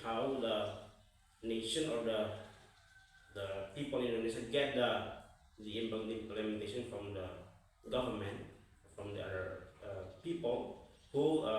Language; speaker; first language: English; non-native, fluent; Indonesian